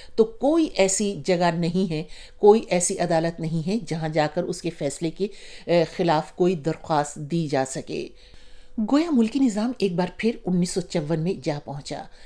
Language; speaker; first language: Urdu; native; Urdu